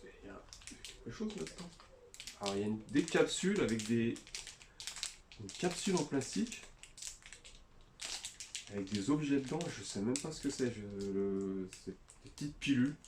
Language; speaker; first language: French; native; French